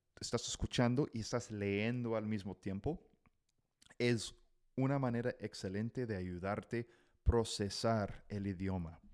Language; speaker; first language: Spanish; non-native, fluent; English